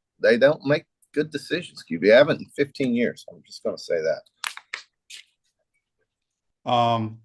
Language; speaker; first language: English; native; English